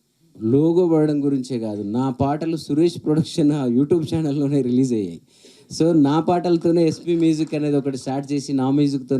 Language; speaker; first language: Telugu; native; Telugu